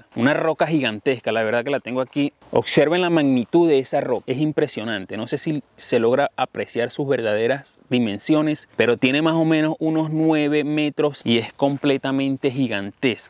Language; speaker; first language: Spanish; native; Spanish